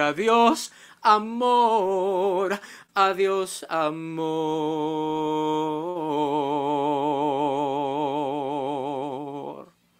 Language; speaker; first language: Spanish; native; Spanish